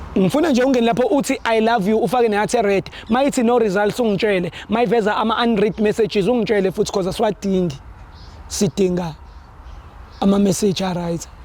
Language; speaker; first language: Zulu; native; Zulu